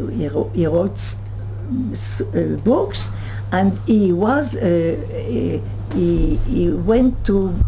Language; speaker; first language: English; non-native, learner; French